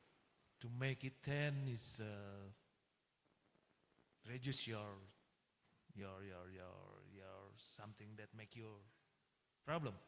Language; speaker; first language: English; non-native, learner; Indonesian